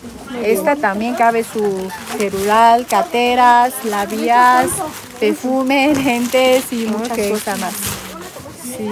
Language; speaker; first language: Spanish; non-native, learner; Chinese